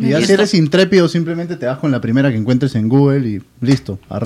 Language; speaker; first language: Spanish; native; Spanish